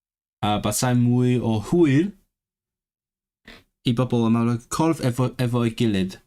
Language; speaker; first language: Welsh; non-native, learner; Cantonese